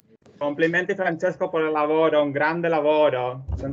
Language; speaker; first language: Italian; non-native, fluent; Spanish